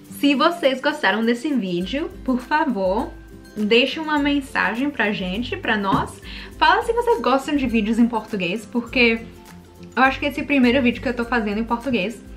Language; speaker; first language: Portuguese; early bilingual, heritage; Portuguese